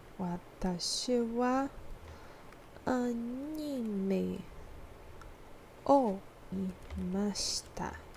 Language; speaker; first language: Japanese; non-native, learner; Portuguese